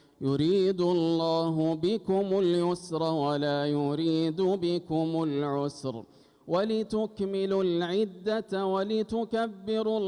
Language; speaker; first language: Arabic; native; Arabic